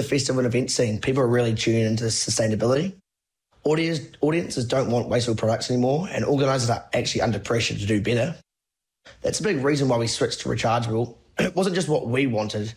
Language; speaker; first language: English; native; English